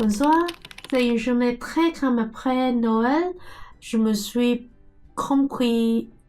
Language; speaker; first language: French; non-native, learner; Cantonese